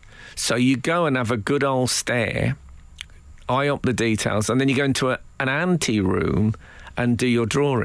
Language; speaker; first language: English; native; English